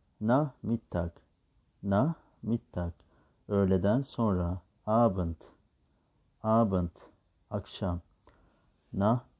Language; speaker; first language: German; non-native, learner; Turkish